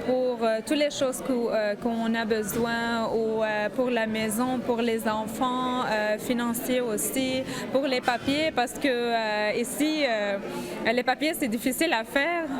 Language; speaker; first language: French; non-native, learner; Arabic